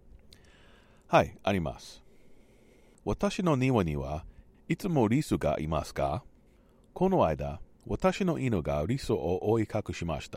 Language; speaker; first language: Japanese; non-native, learner; English